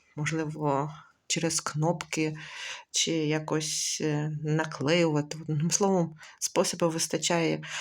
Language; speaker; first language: Ukrainian; native; Ukrainian